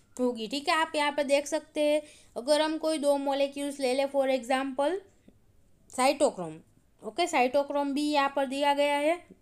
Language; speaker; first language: Hindi; non-native, local second language; Gujarati